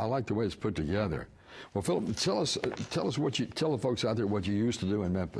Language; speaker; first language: English; native; English